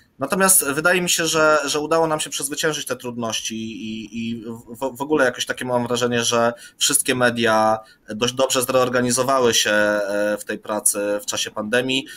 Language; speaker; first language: Polish; native; Polish